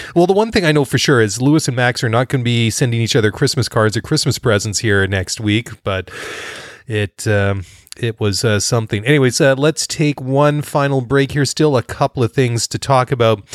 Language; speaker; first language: English; native; English